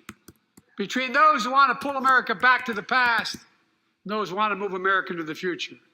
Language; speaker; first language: English; native; English